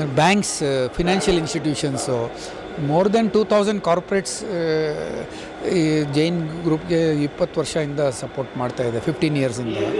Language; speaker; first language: Kannada; non-native, fluent; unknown